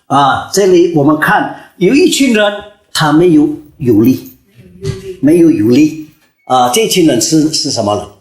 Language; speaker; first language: Chinese; early bilingual, heritage; Chinese